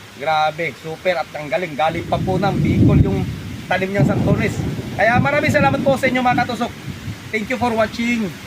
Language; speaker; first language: Filipino; non-native, local second language; Bikol